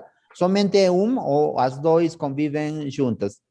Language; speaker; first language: Portuguese; non-native, learner; Spanish